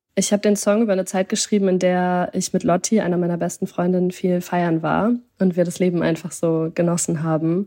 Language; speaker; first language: German; native; German